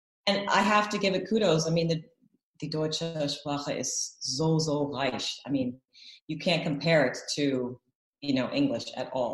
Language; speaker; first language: English; native; English